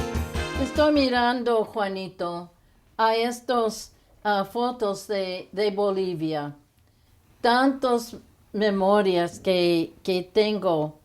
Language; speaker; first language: Spanish; non-native, fluent; English